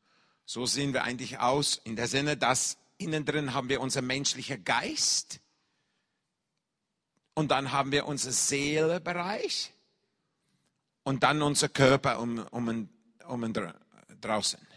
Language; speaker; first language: German; non-native, fluent; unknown